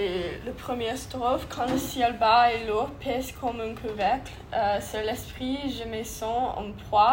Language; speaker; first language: French; non-native, learner; English